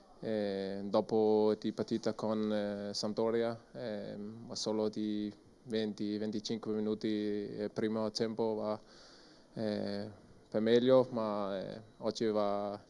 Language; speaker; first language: Italian; non-native, learner; Danish